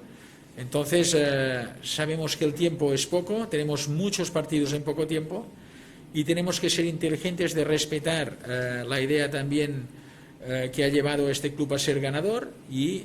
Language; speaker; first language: Spanish; non-native, local second language; Catalan